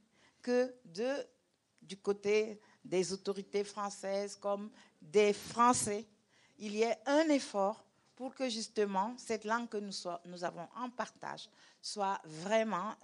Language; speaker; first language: French; non-native, local second language; Wolof